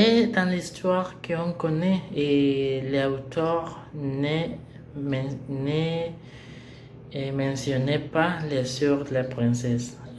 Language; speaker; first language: French; non-native, learner; Spanish